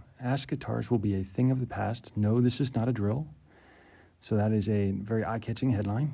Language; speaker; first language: English; native; English